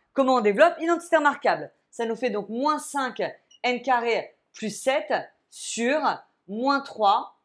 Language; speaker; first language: French; native; French